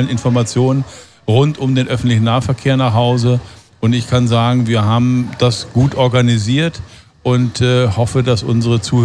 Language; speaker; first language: German; native; German